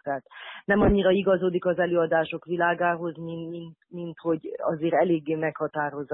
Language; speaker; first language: Hungarian; native; Hungarian